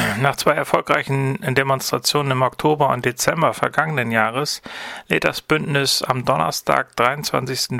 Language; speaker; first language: German; native; German